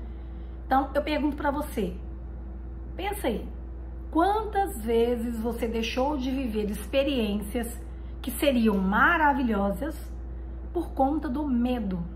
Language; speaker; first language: Portuguese; native; Portuguese